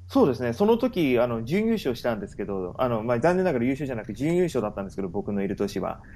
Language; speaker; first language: Japanese; native; Japanese